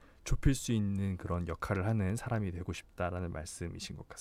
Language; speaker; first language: Korean; native; Korean